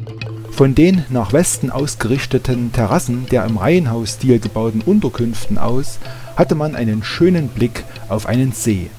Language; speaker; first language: German; native; German